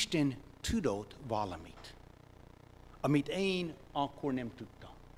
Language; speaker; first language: Hungarian; non-native, fluent; English